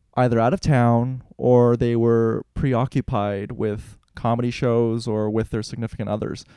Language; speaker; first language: English; native; English